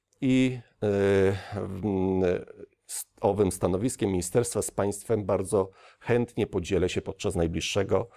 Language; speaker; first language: Polish; native; Polish